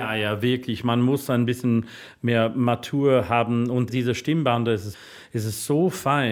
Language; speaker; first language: German; non-native, learner; English